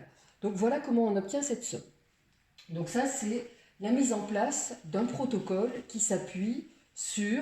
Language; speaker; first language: French; native; French